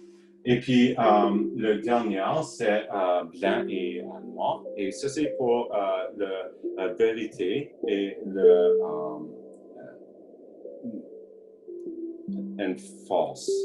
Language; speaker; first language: French; non-native, learner; English